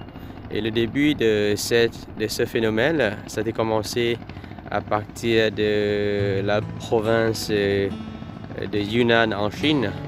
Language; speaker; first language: French; non-native, fluent; Vietnamese